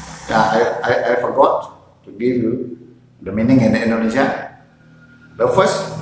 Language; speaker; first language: English; non-native, learner; Indonesian